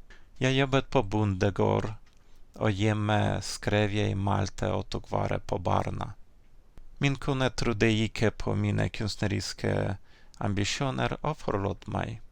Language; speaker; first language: Norwegian; non-native, fluent; Ukrainian